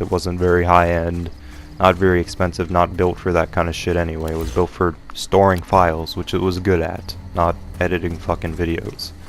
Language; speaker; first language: English; native; English